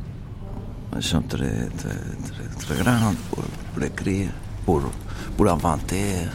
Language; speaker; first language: French; non-native, fluent; Spanish